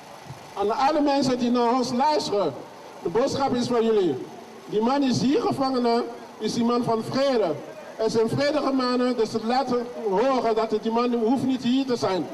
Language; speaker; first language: Dutch; non-native, learner; French